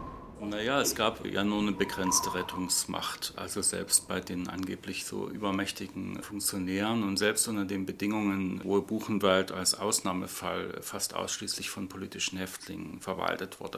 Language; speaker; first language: German; native; German